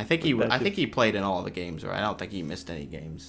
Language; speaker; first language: English; native; English